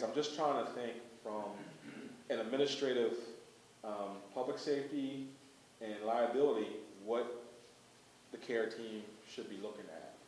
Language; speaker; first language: English; native; English